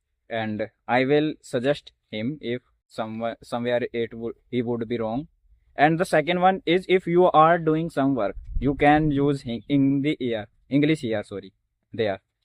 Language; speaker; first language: English; non-native, learner; Hindi